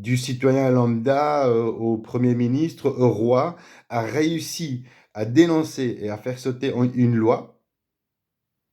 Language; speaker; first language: French; native; French